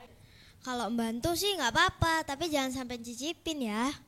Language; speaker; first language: Indonesian; native; Indonesian